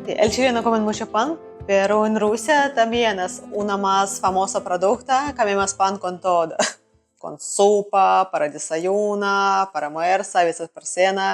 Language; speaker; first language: Spanish; non-native, learner; Russian